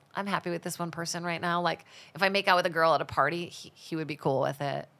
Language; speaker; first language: English; non-native, fluent; Portuguese